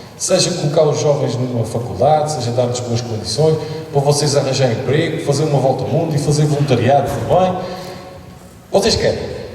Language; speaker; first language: Portuguese; native; Portuguese